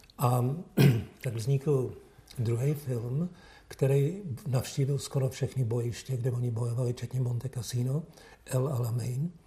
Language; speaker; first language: Czech; early bilingual, heritage; Czech